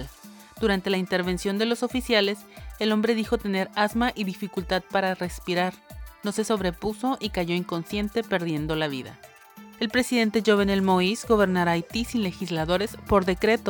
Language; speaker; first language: Spanish; native; Spanish